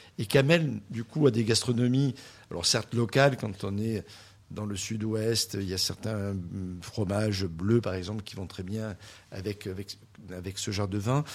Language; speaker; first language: French; native; French